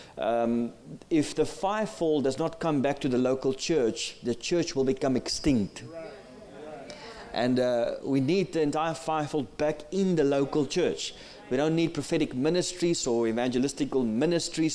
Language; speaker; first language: English; non-native, local second language; Afrikaans